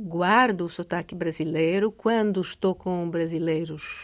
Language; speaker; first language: Portuguese; early bilingual, other home language; Polish